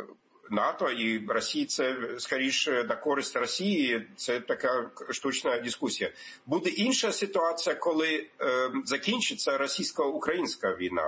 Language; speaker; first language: Ukrainian; non-native, fluent; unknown